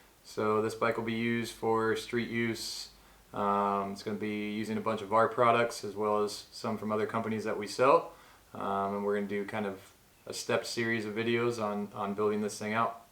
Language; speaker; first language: English; native; English